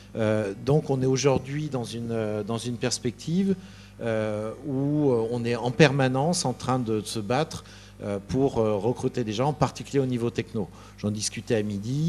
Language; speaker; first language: French; native; French